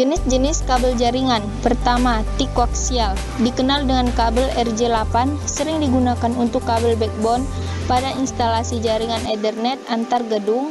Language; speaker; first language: Indonesian; native; Indonesian